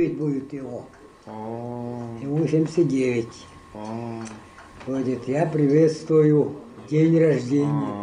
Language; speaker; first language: Russian; non-native, local second language; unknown